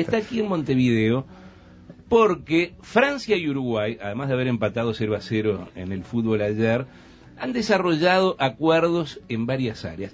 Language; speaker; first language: Spanish; native; Spanish